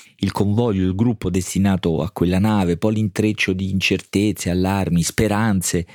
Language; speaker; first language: Italian; native; Italian